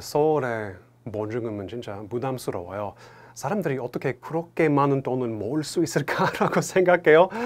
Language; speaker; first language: Korean; non-native, fluent; English